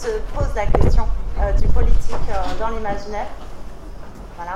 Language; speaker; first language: French; native; French